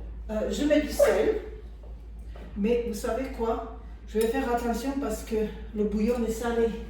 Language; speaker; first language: French; non-native, fluent; Armenian